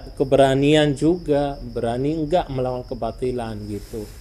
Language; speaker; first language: Indonesian; non-native, fluent; Arabic